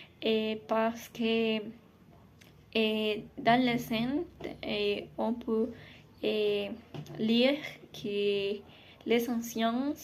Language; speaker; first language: French; non-native, learner; Spanish